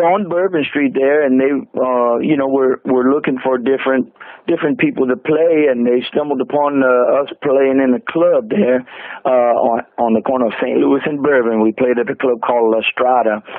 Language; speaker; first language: English; native; English